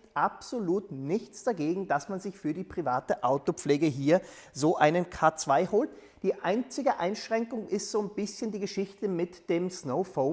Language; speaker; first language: German; native; German